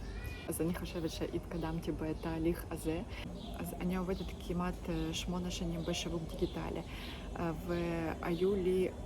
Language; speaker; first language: Hebrew; non-native, learner; Ukrainian